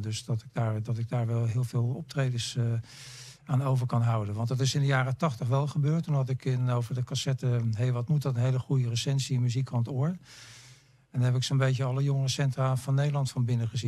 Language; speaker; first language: Dutch; native; Dutch